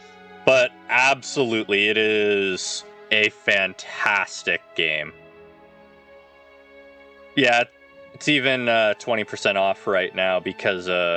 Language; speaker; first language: English; native; English